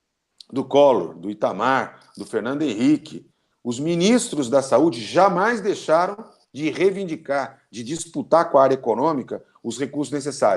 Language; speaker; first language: Portuguese; native; Portuguese